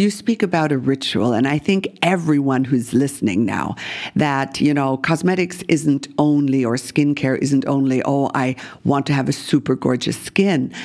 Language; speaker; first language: English; native; English